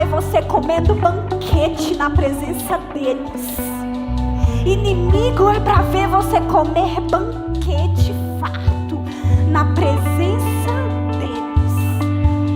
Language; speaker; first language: Portuguese; native; Portuguese